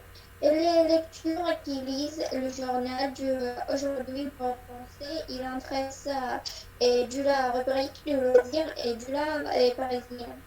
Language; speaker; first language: French; non-native, learner; Arabic